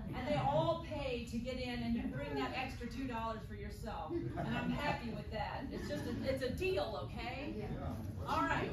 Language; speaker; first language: English; native; English